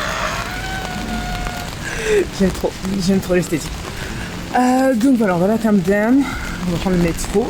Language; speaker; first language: French; native; French